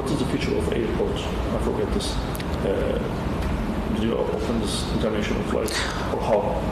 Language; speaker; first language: English; non-native, learner; Turkish